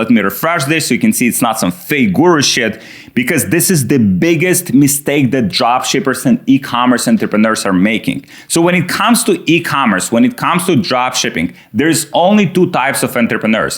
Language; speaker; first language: English; non-native, fluent; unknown